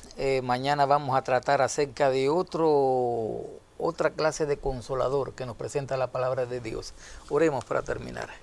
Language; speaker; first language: Spanish; native; Spanish